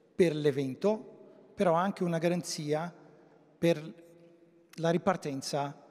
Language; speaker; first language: Italian; non-native, fluent; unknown